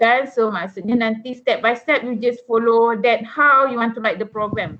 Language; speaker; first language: English; non-native, local second language; Malay